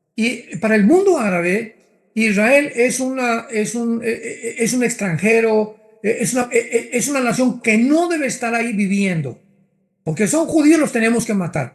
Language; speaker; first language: Spanish; native; Spanish